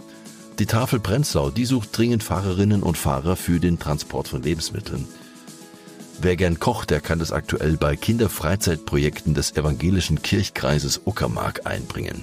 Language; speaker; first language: German; native; German